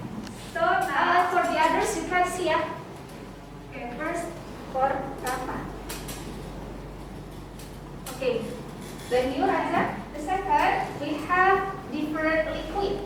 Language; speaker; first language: English; non-native, learner; Indonesian